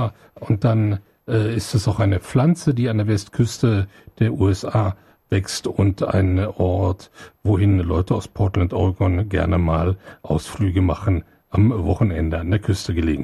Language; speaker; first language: German; native; German